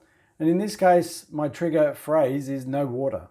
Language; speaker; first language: English; native; English